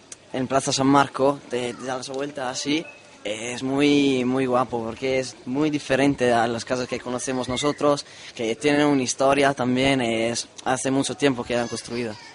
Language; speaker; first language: Spanish; non-native, learner; Italian